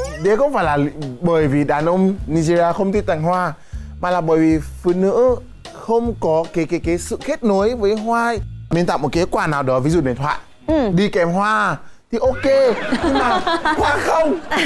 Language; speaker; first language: Vietnamese; non-native, fluent; Yoruba